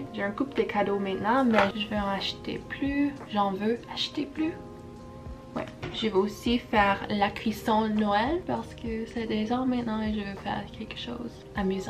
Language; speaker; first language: French; early bilingual, heritage; English